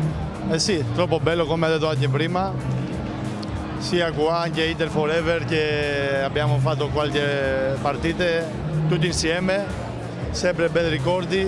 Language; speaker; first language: Italian; non-native, learner; Greek